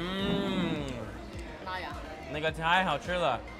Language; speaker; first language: Chinese; non-native, learner; English